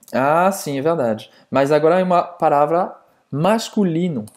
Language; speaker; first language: Portuguese; non-native, fluent; French